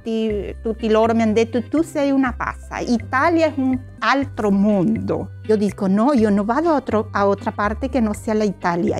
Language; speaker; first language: Italian; non-native, learner; Spanish